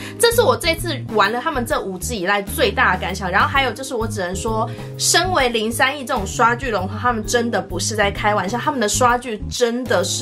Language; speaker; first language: Chinese; native; Chinese